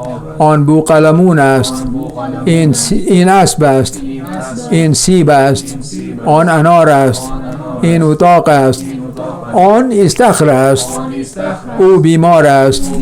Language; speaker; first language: Persian; non-native, fluent; Kashmiri